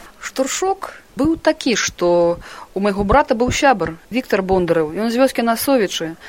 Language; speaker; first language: Belarusian; non-native, local second language; Russian